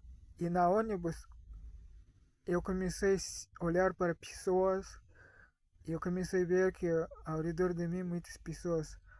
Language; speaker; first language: Portuguese; non-native, fluent; Russian